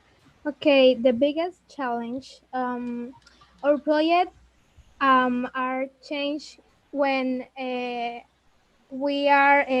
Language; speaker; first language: English; non-native, learner; Spanish